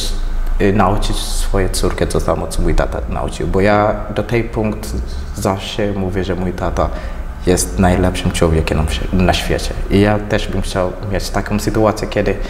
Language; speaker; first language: Polish; non-native, learner; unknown